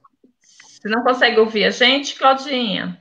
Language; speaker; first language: Portuguese; native; Portuguese